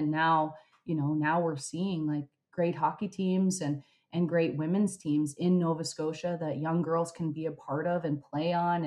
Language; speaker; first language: English; native; English